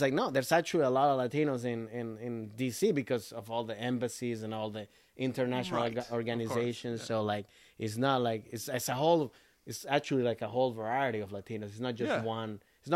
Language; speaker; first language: English; early bilingual, other home language; Spanish